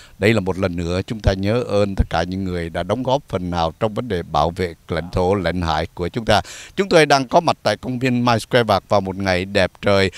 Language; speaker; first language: Vietnamese; native; Vietnamese